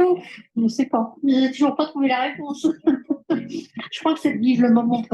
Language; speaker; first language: French; non-native, fluent; Portuguese